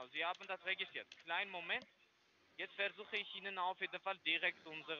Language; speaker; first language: German; non-native, fluent; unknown